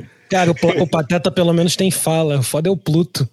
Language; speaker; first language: Portuguese; native; Portuguese